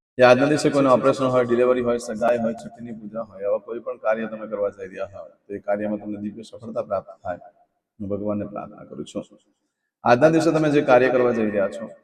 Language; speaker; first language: Gujarati; native; Gujarati